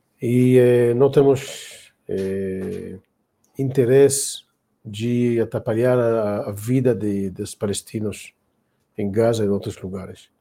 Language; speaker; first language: Portuguese; non-native, learner; Hebrew